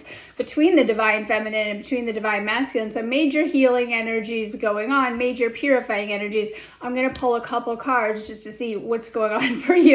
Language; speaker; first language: English; native; English